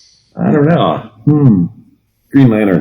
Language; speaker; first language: English; native; English